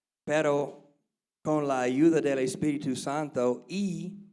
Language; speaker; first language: Spanish; non-native, learner; English